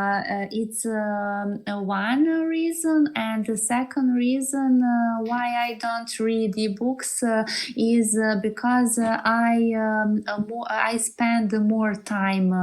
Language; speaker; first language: English; non-native, learner; Serbian